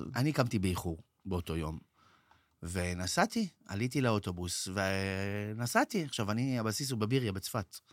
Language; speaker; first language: Hebrew; native; Hebrew